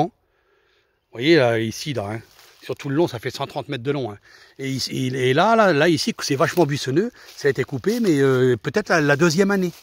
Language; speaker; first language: French; native; French